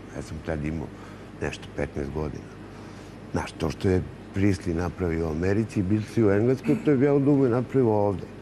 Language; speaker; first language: Bosnian; native; Bosnian